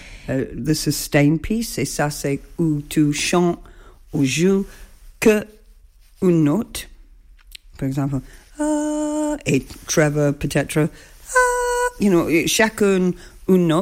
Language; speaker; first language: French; non-native, learner; English